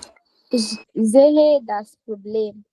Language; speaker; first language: German; non-native, learner; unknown